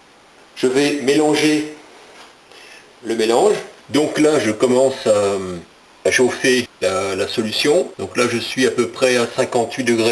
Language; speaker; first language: French; native; French